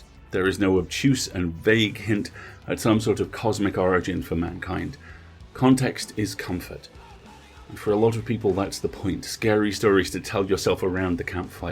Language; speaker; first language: English; native; English